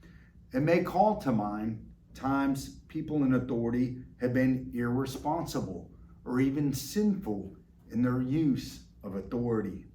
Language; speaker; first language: English; native; English